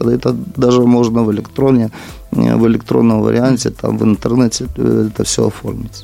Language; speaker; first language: Russian; native; Russian